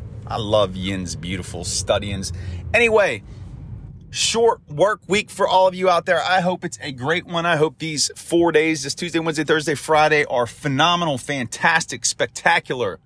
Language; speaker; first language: English; native; English